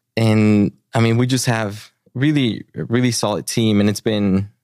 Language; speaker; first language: English; early bilingual, other home language; Spanish